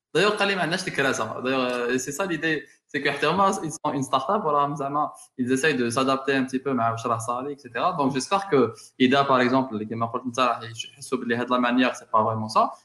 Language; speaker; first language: French; non-native, local second language; Arabic